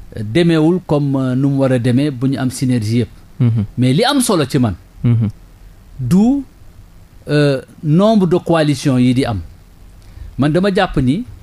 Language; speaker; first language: Wolof; non-native, local second language; Jola-Fonyi